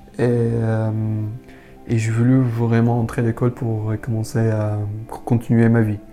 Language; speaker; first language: French; non-native, learner; Arabic